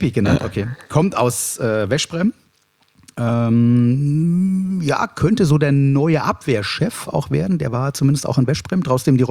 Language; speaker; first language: German; native; German